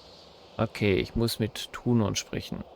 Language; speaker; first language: German; native; German